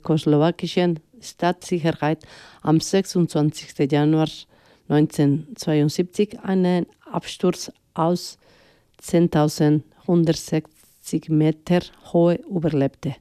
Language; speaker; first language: German; non-native, fluent; Spanish